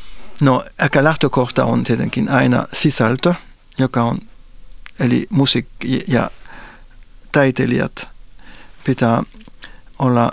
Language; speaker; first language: Finnish; non-native, fluent; French